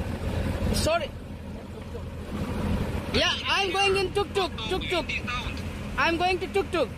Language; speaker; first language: English; non-native, learner; Hindi